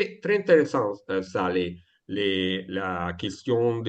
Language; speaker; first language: French; non-native, fluent; Italian